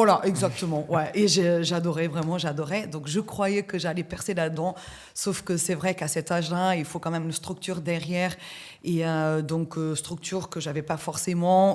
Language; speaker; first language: French; native; French